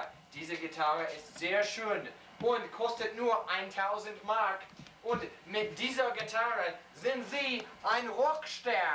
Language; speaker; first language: German; non-native, learner; English